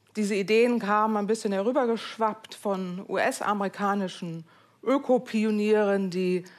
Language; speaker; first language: German; native; German